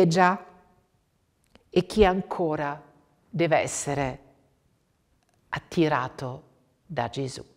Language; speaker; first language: Italian; non-native, fluent; German